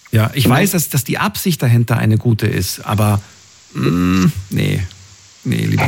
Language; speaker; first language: German; native; German